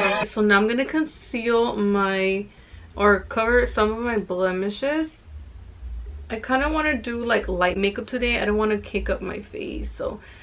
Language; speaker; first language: English; early bilingual, other home language; Spanish